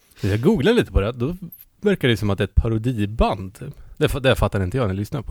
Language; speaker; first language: Swedish; native; Swedish